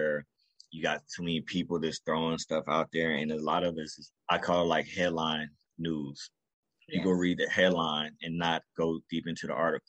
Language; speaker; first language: English; native; English